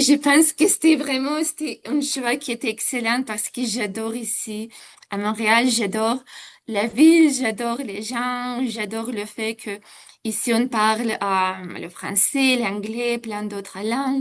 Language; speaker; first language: French; non-native, fluent; Ukrainian